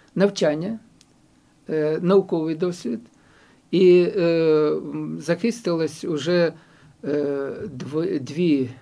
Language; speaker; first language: Ukrainian; non-native, local second language; Russian